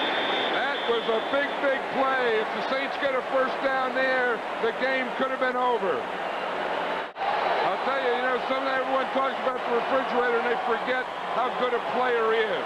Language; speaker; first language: English; native; English